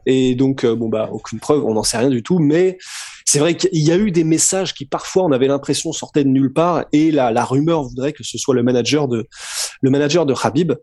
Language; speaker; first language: French; native; French